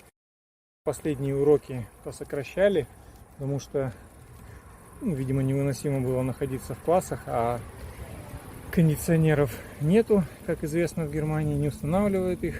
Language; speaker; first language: Russian; native; Russian